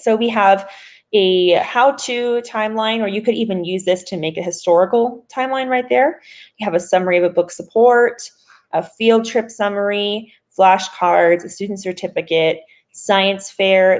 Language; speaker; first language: English; native; English